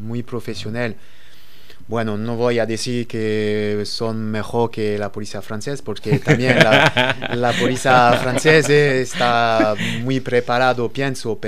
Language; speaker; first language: Spanish; non-native, learner; French